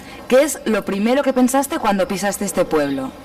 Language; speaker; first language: Spanish; native; Spanish